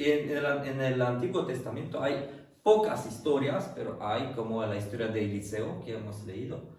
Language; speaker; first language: Spanish; non-native, fluent; French